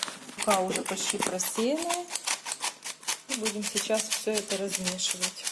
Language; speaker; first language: Russian; native; Russian